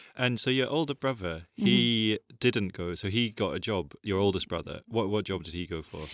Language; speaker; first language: English; native; English